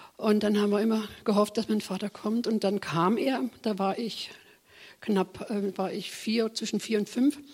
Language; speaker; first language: German; native; German